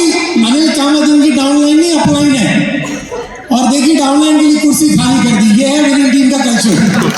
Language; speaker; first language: Hindi; native; Hindi